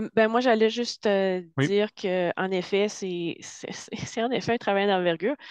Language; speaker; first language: French; native; French